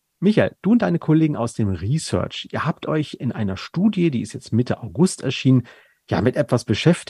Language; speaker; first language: German; native; German